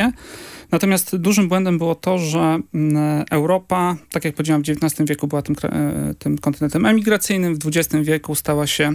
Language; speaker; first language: Polish; native; Polish